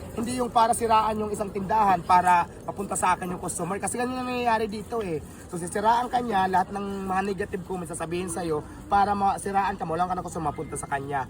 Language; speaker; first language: Filipino; native; Filipino